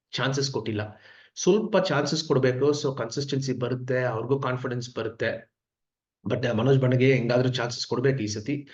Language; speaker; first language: Kannada; non-native, local second language; Tamil